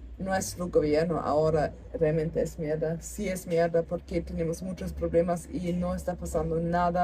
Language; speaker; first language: Spanish; non-native, learner; German